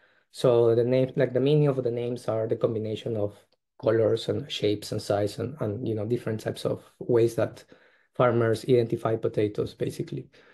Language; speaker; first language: English; non-native, fluent; Spanish